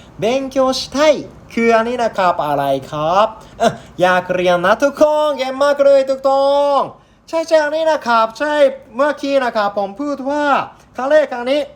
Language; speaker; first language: Thai; non-native, learner; Japanese